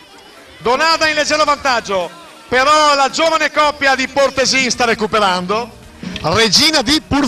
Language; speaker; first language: Italian; native; Italian